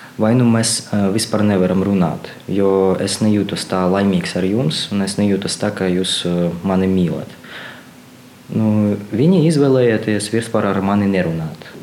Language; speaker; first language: Latvian; non-native, local second language; Russian